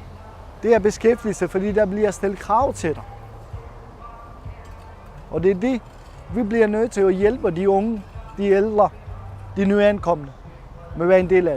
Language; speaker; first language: Danish; non-native, fluent; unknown